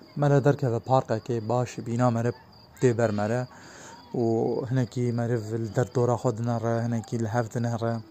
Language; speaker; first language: Kurdish; native; Kurdish